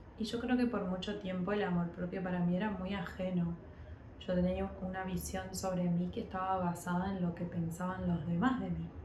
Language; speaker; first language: Spanish; early bilingual, heritage; Spanish